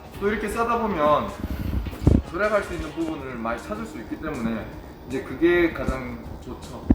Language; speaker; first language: Korean; native; Korean